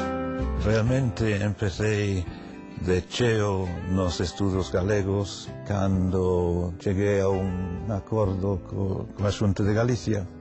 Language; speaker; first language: Galician; non-native, fluent; English